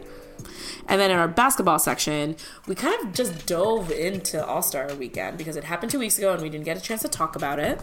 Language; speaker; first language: English; early bilingual, other home language; Malayalam